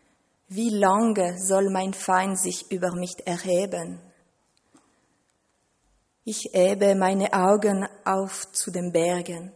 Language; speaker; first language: German; non-native, fluent; French